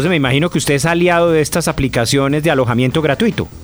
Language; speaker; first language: Spanish; native; Spanish